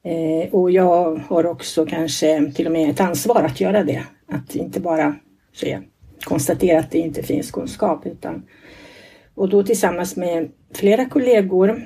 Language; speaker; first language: Swedish; non-native, fluent; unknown